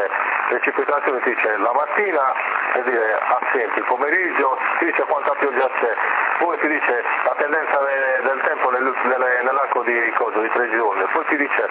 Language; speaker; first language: Italian; native; Italian